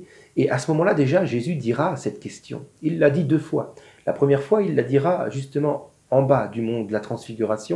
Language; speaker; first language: French; native; French